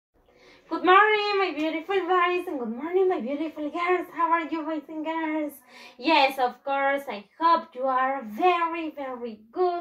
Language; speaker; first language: English; non-native, fluent; Spanish